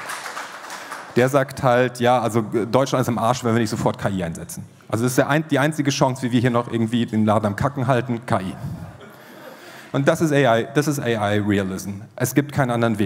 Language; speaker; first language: German; native; German